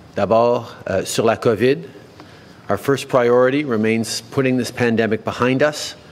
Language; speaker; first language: English; early bilingual, other home language; French